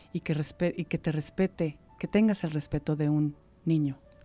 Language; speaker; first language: Spanish; native; Spanish